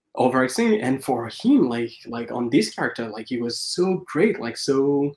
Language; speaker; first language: English; non-native, fluent; French